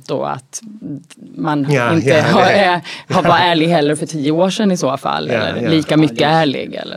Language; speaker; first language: Swedish; native; Swedish